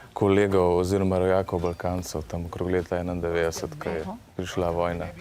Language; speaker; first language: Slovenian; early bilingual, other home language; Serbian